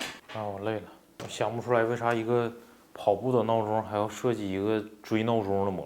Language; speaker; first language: Chinese; native; Chinese